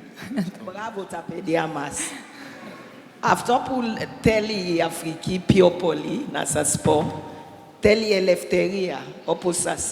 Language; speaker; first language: Greek; non-native, learner; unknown